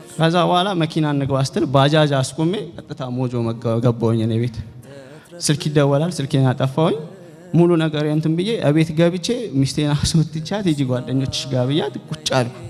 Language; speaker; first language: Amharic; native; Amharic